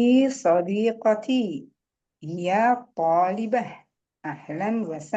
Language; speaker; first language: Arabic; non-native, learner; Indonesian